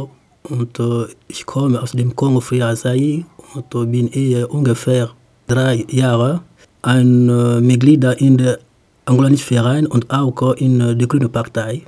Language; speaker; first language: German; non-native, learner; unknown